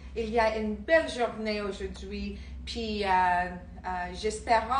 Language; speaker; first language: French; non-native, learner; English